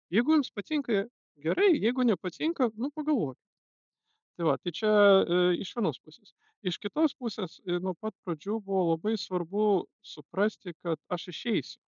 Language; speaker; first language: Lithuanian; non-native, local second language; Russian